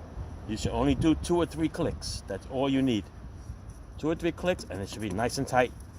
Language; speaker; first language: English; native; English